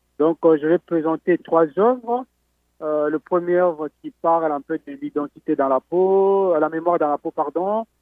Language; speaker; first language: French; non-native, local second language; Lingala